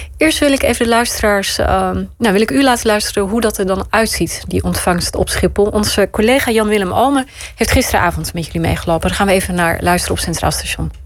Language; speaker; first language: Dutch; native; Dutch